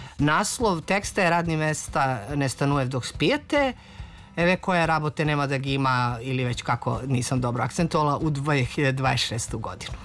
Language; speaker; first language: Serbian; native; Serbian